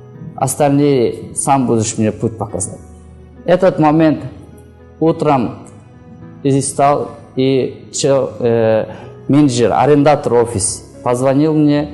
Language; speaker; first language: Russian; non-native, learner; Kyrgyz